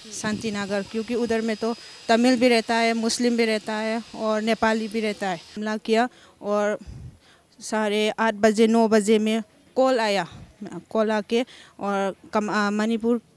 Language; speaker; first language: Hindi; non-native, local second language; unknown